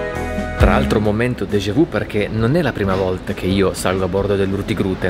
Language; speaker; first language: Italian; native; Italian